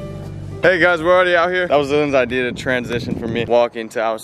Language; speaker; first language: English; native; English